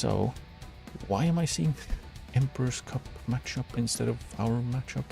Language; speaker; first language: English; native; English